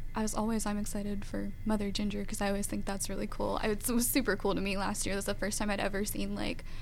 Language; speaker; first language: English; native; English